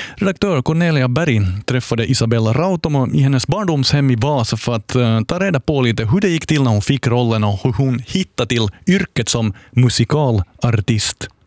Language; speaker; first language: Swedish; native; Swedish